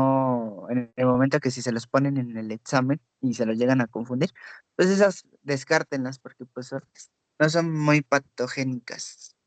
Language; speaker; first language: Spanish; native; Spanish